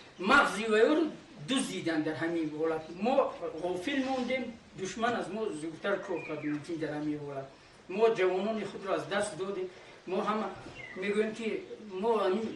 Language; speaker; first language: Tajik; non-native, local second language; Shughni